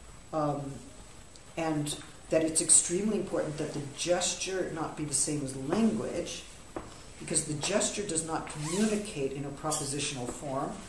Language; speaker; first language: English; native; English